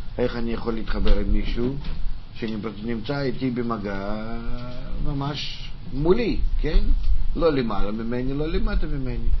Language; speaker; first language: Hebrew; non-native, fluent; Russian